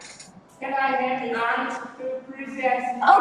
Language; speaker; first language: English; non-native, learner; Vietnamese